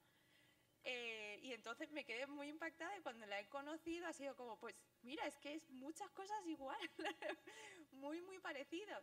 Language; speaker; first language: Spanish; early bilingual, other home language; Chinese